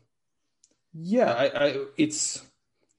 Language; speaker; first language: English; native; English